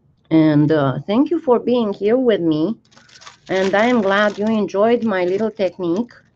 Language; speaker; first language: English; non-native, fluent; Romanian